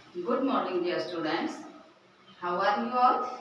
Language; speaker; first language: English; non-native, local second language; Hindi